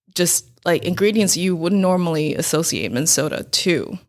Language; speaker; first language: English; non-native, fluent; Chinese